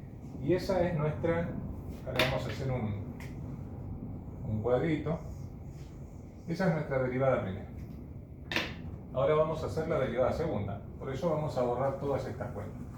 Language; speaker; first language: Spanish; native; Spanish